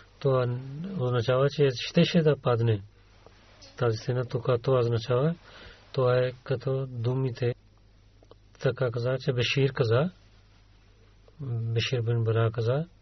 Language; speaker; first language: Bulgarian; non-native, learner; Urdu